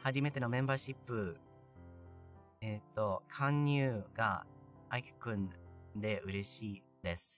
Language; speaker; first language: Japanese; non-native, learner; English